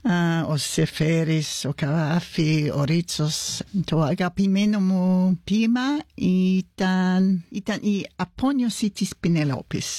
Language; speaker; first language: Greek; non-native, fluent; English